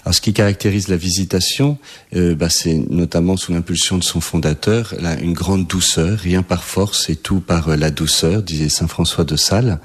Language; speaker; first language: French; native; French